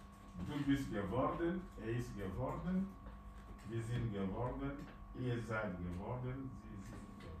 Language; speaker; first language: German; non-native, fluent; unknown